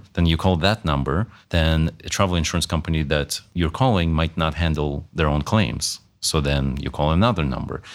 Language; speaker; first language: English; native; English